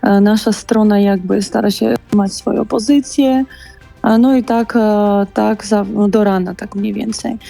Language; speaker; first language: Polish; non-native, fluent; Georgian